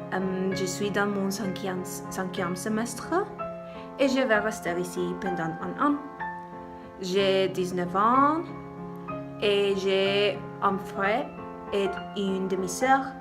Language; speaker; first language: French; non-native, learner; Spanish